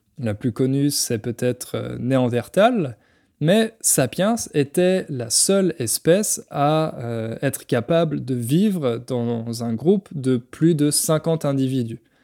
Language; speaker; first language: French; native; French